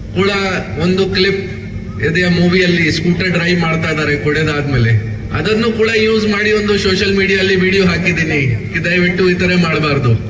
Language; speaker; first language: Kannada; non-native, local second language; Hindi